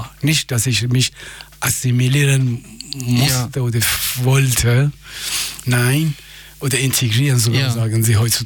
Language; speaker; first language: German; non-native, fluent; Persian